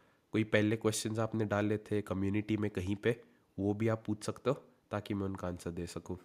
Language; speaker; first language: Hindi; native; Hindi